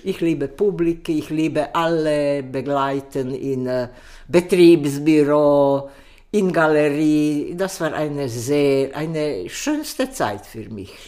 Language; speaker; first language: German; non-native, learner; Croatian